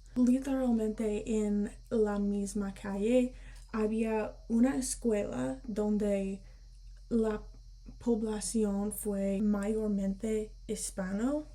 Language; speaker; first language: Spanish; early bilingual, heritage; Spanish